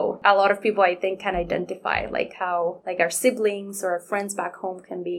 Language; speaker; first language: English; non-native, fluent; Spanish